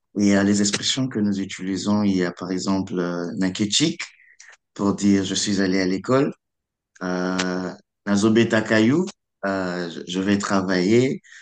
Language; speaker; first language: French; non-native, local second language; Lingala